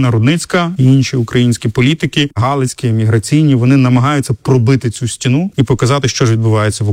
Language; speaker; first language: Ukrainian; native; Ukrainian